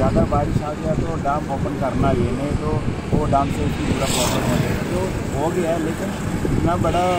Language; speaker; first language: Hindi; non-native, local second language; Malayalam